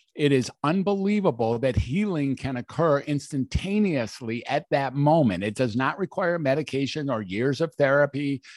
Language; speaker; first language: English; native; English